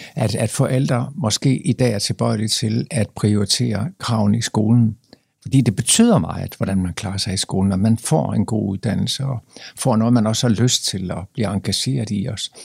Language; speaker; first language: Danish; native; Danish